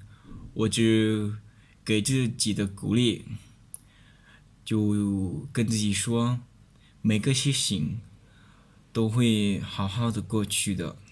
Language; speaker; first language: Chinese; non-native, learner; Lao